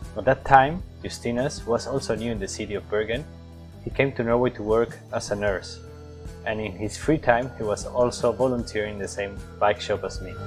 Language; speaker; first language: English; non-native, fluent; Spanish